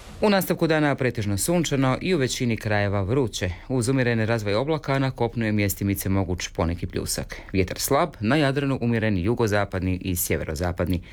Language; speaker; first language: Croatian; native; Croatian